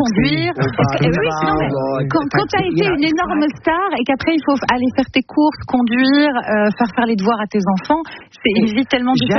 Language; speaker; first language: French; native; French